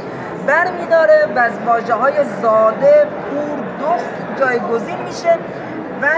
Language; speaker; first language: Persian; native; Persian